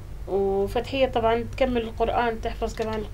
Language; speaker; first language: Arabic; native; Arabic